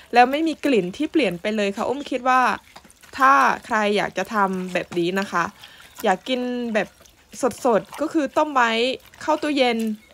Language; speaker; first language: Thai; native; Thai